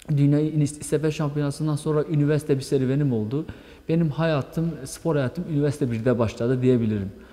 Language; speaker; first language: Turkish; non-native, local second language; Kurdish